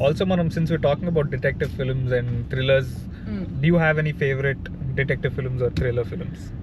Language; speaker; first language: Telugu; native; Telugu